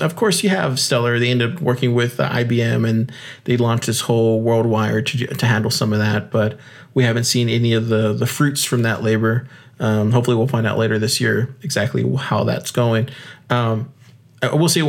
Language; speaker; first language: English; native; English